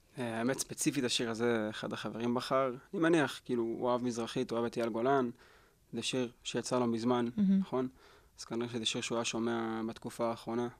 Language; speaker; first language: Hebrew; native; Hebrew